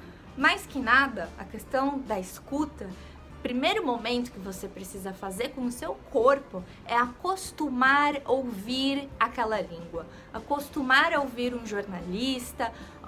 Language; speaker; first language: Portuguese; native; Portuguese